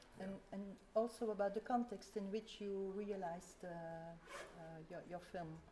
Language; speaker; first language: English; non-native, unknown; French